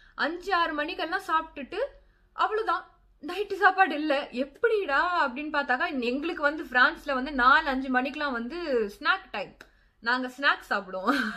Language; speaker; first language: Tamil; early bilingual, heritage; Tamil